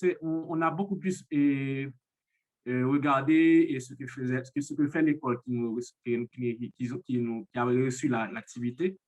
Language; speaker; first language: French; non-native, local second language; Haitian Creole